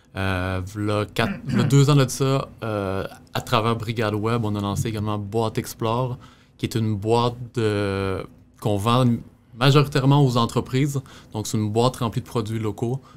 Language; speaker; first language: French; native; French